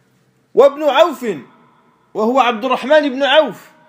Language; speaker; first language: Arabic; non-native, fluent; French